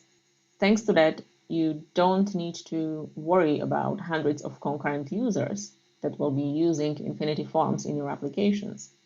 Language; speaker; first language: English; non-native, fluent; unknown